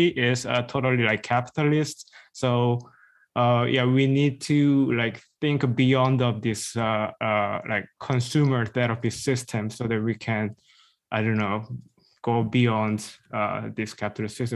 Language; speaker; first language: English; non-native, fluent; Korean